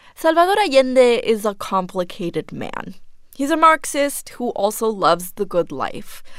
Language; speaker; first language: English; non-native, fluent; Spanish